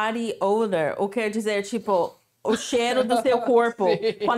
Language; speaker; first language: Portuguese; non-native, fluent; English